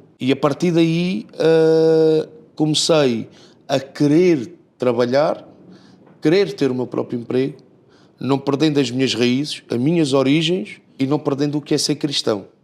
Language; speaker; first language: Portuguese; native; Portuguese